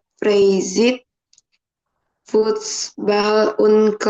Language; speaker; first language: German; non-native, learner; Indonesian